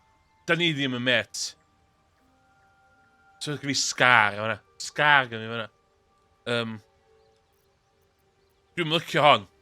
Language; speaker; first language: Welsh; non-native, learner; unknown